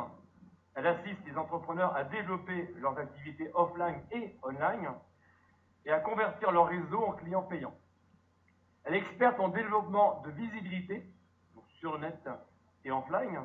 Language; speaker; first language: French; native; French